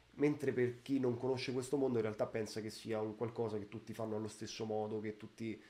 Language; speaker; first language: Italian; native; Italian